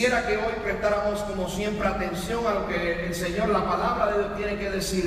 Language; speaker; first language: Spanish; native; Spanish